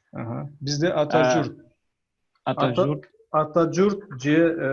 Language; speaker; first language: Turkish; non-native, learner; Kyrgyz